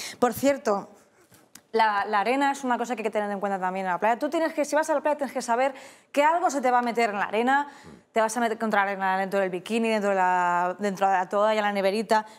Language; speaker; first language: Spanish; native; Spanish